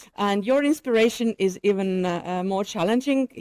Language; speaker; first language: English; non-native, fluent; Estonian